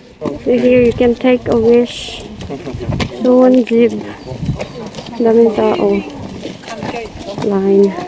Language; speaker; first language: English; non-native, local second language; Filipino